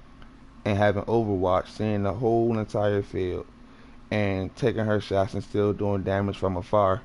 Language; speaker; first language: English; native; English